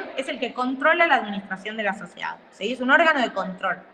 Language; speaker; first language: Spanish; native; Spanish